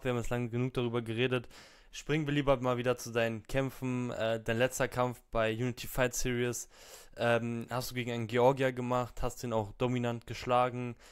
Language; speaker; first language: German; native; German